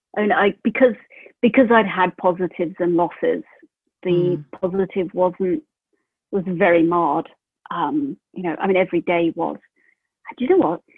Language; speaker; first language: English; native; English